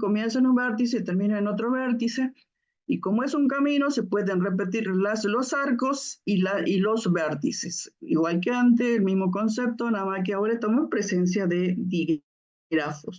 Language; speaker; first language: Spanish; native; Spanish